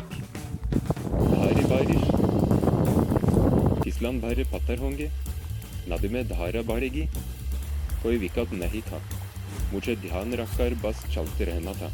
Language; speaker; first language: Hindi; non-native, fluent; Norwegian